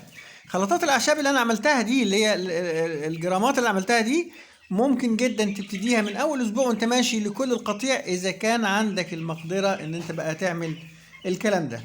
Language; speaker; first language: Arabic; native; Arabic